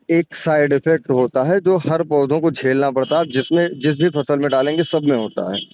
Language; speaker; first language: Hindi; native; Hindi